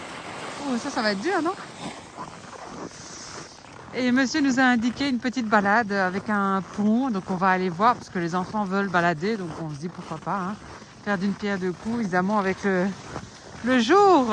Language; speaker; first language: French; native; French